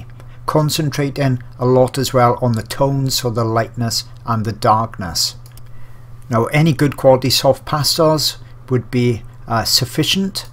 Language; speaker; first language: English; native; English